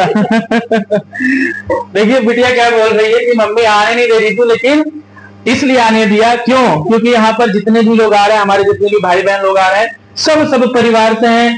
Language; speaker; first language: Hindi; native; Hindi